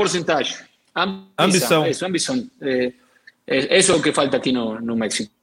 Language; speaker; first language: Portuguese; non-native, learner; Spanish